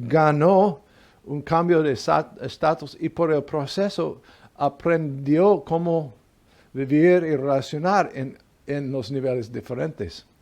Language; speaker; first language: Spanish; non-native, fluent; English